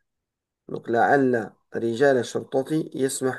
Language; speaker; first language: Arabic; non-native, learner; French